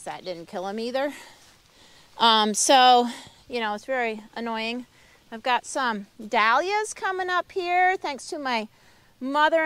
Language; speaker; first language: English; native; English